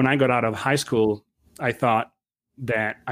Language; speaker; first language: English; non-native, fluent; Italian